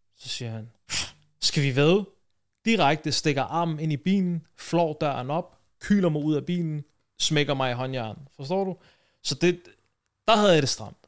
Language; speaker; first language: Danish; early bilingual, other home language; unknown